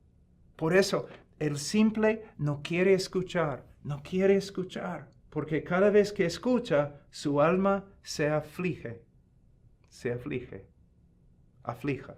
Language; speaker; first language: Spanish; non-native, fluent; English